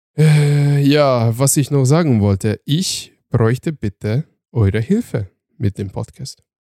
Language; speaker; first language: German; early bilingual, other home language; Turkish